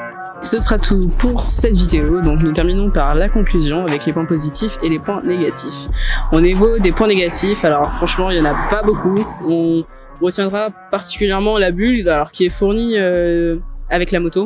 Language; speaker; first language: French; native; French